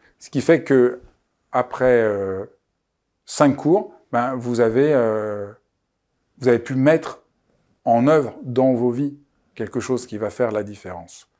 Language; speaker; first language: French; native; French